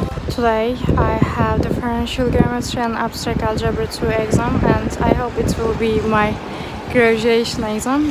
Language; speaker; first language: English; non-native, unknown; Turkish